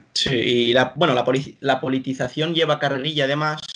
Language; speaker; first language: Spanish; native; Spanish